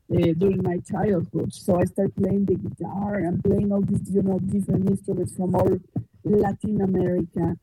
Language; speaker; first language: English; non-native, fluent; Spanish